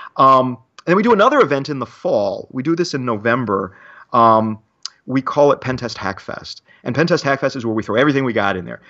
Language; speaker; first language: English; native; English